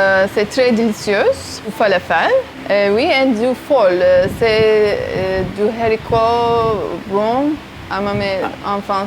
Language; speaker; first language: French; non-native, learner; Turkish